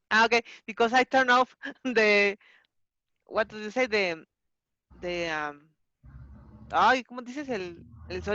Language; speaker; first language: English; non-native, learner; Spanish